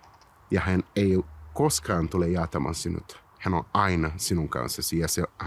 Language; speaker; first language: Finnish; early bilingual, heritage; Finnish